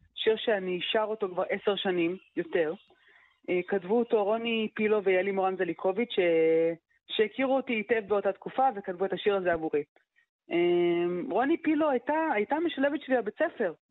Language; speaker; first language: Hebrew; early bilingual, other home language; Arabic